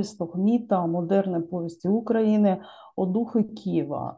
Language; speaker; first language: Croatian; non-native, learner; Ukrainian